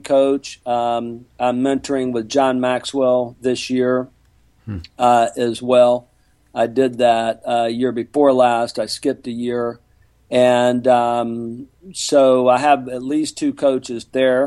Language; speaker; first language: English; native; English